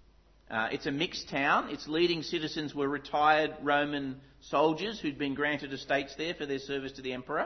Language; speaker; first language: English; native; English